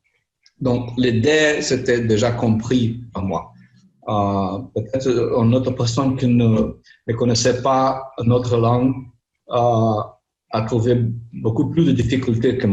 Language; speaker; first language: French; non-native, learner; Portuguese